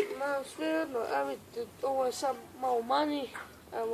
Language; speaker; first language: Bosnian; native; Bosnian